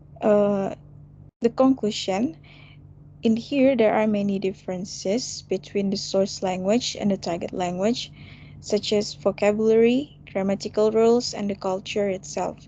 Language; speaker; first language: English; non-native, fluent; Indonesian